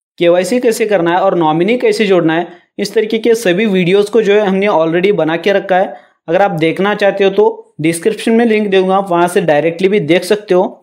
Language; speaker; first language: Hindi; non-native, local second language; Marathi